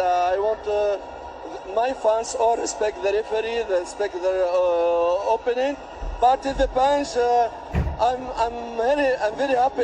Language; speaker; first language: English; non-native, learner; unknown